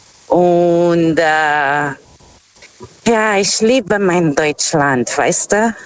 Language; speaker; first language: German; non-native, learner; Portuguese